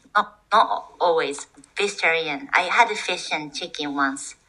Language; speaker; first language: English; non-native, fluent; Japanese